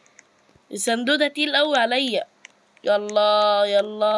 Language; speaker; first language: Arabic; native; Arabic